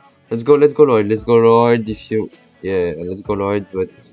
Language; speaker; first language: English; non-native, fluent; French